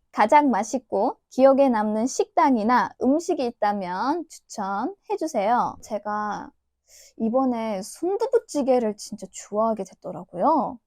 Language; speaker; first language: Korean; non-native, fluent; Turkish